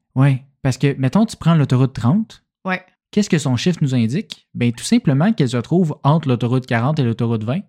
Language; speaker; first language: French; native; French